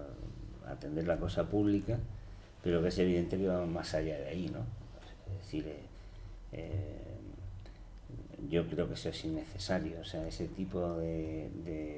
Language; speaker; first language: Spanish; native; Spanish